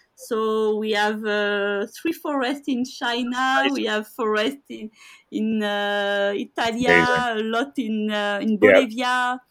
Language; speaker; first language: English; non-native, learner; French